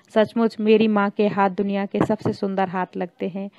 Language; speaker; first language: Hindi; native; Hindi